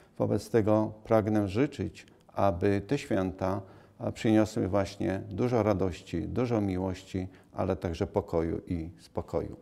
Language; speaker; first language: Polish; native; Polish